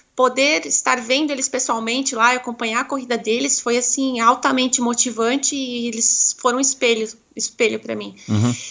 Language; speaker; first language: Portuguese; native; Portuguese